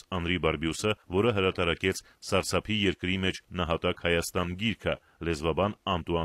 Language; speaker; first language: Armenian; native; Armenian